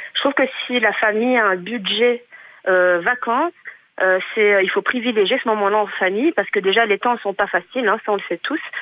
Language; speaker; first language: French; native; French